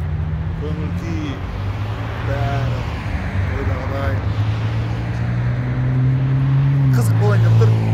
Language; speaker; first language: Kazakh; native; Kazakh